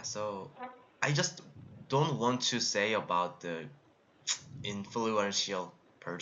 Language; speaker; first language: English; non-native, learner; Korean